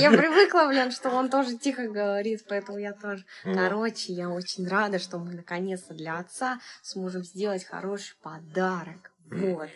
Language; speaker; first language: Russian; native; Russian